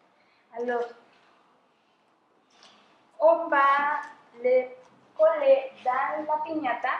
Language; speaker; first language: French; non-native, fluent; Spanish